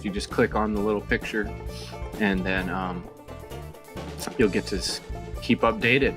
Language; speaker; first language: English; native; English